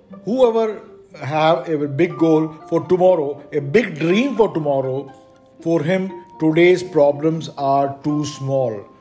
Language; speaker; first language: English; non-native, local second language; Malayalam